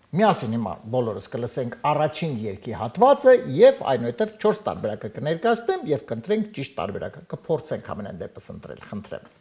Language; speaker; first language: Armenian; native; Armenian